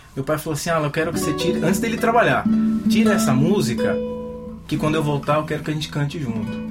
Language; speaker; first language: Portuguese; native; Portuguese